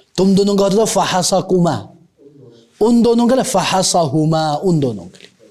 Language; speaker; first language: Urdu; native; Urdu